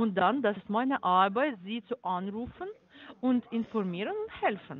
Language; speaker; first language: German; non-native, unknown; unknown